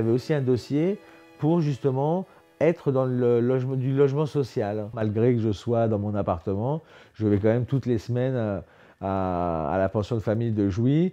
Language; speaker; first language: French; native; French